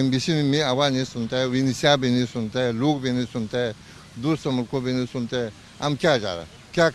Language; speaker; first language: Hindi; non-native, learner; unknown